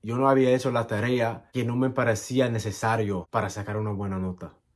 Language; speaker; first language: Spanish; non-native, fluent; English